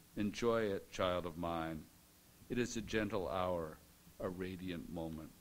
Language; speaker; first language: English; native; English